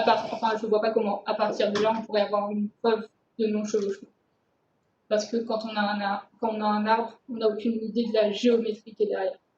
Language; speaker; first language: French; native; French